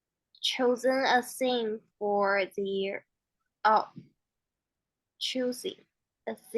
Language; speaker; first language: English; non-native, learner; Chinese